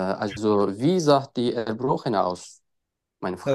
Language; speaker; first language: German; non-native, learner; Turkish